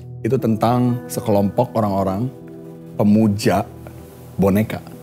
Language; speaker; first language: Indonesian; native; Indonesian